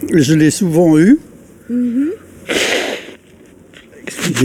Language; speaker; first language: French; non-native, local second language; Dutch